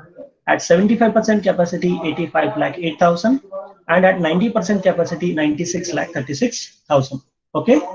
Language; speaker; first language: English; non-native, local second language; Marathi